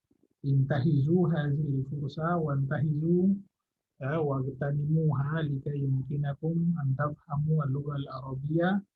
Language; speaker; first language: Arabic; non-native, fluent; Indonesian